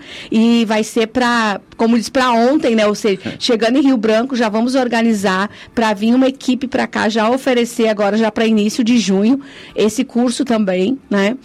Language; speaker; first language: Portuguese; native; Portuguese